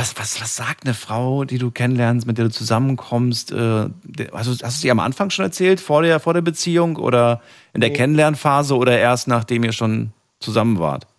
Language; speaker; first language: German; native; German